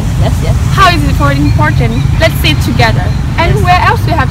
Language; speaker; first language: English; non-native, learner; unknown